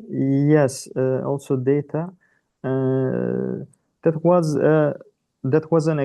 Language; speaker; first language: English; non-native, learner; Turkish